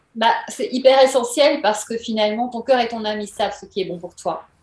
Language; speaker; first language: French; native; French